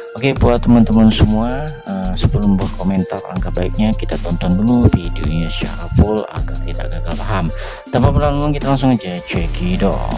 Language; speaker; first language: Indonesian; native; Indonesian